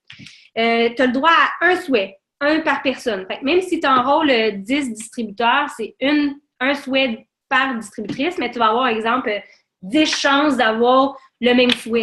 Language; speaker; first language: French; native; French